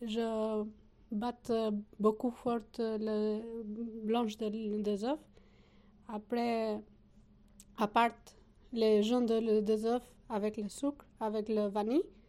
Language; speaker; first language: French; non-native, learner; Albanian